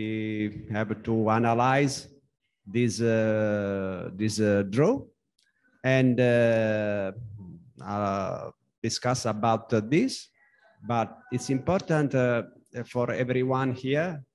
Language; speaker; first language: English; non-native, learner; Italian